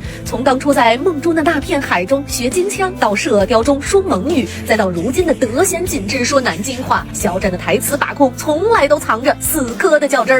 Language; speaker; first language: Chinese; native; Chinese